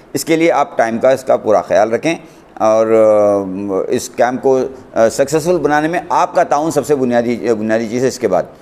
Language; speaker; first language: Hindi; non-native, local second language; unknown